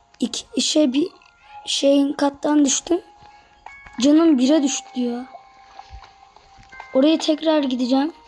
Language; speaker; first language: Turkish; native; Turkish